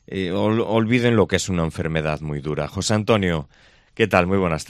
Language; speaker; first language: Spanish; native; Spanish